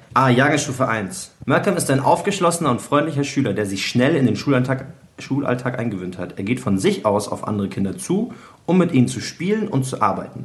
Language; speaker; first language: German; early bilingual, other home language; Arabic